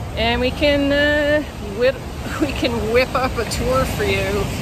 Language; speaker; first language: English; native; English